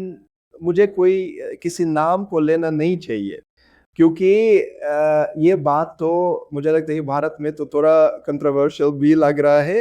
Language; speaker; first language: Hindi; non-native, fluent; Russian